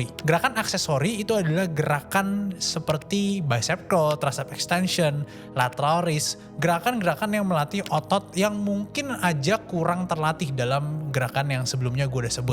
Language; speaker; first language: Indonesian; native; Indonesian